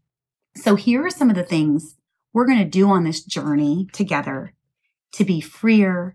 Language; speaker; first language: English; native; English